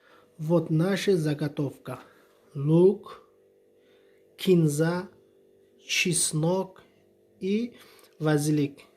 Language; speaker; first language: Russian; non-native, learner; Tajik